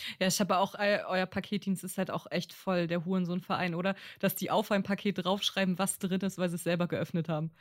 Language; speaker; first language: German; native; German